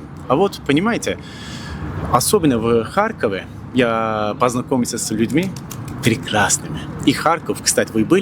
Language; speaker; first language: Russian; non-native, learner; Turkish